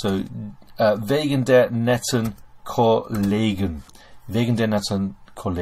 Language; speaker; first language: German; non-native, fluent; English